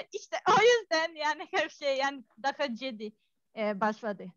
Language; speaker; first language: Turkish; non-native, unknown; Serbian